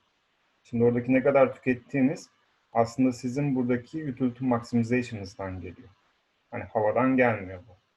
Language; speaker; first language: Turkish; native; Turkish